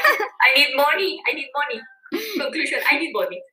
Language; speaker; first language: English; non-native, learner; Spanish